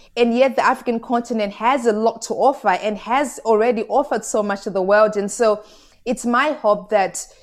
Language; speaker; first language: English; non-native, local second language; Shona